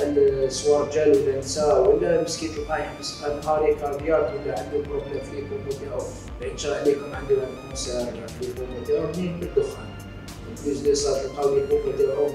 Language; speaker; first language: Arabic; native; Arabic